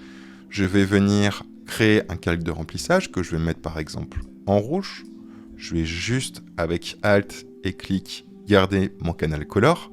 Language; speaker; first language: French; native; French